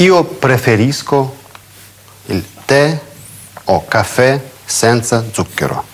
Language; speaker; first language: Italian; non-native, fluent; Russian